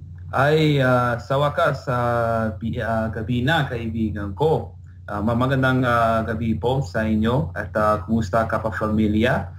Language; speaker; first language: Filipino; non-native, learner; English